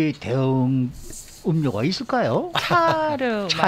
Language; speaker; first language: Korean; native; Korean